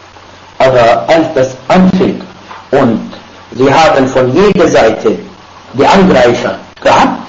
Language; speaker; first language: German; non-native, fluent; Arabic